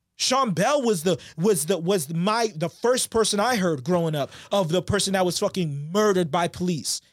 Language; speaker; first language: English; native; English